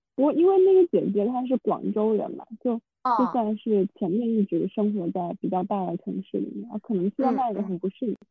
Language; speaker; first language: Chinese; non-native, local second language; Min Nan Chinese